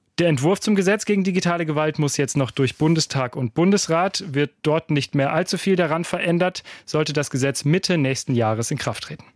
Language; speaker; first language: German; native; German